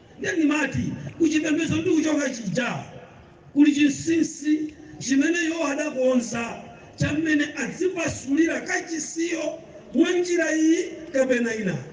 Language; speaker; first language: Nyanja; native; Nyanja